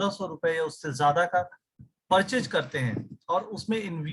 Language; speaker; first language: Hindi; native; Hindi